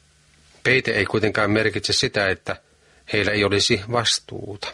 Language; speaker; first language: Finnish; native; Finnish